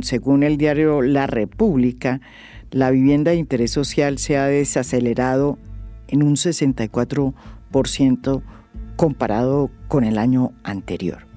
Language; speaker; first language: Spanish; native; Spanish